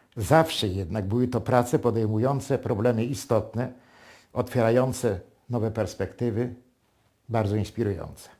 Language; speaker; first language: Polish; native; Polish